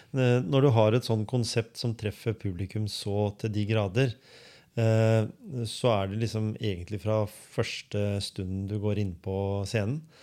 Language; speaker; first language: Norwegian; native; Norwegian